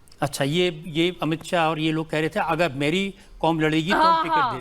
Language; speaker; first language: Hindi; native; Hindi